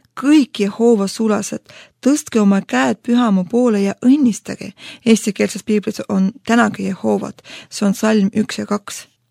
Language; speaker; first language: Estonian; non-native, local second language; Russian